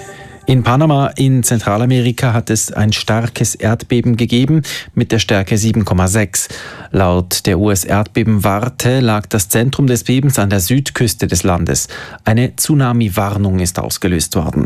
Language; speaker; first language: German; native; German